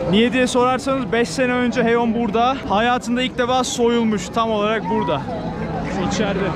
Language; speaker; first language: Turkish; native; Turkish